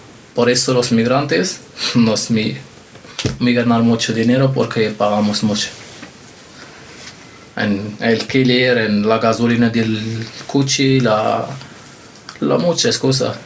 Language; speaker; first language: Spanish; non-native, learner; Arabic